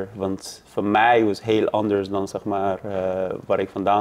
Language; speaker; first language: Dutch; non-native, learner; Persian